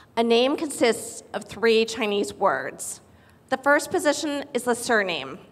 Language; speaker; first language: English; native; English